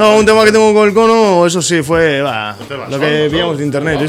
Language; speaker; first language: Spanish; native; Spanish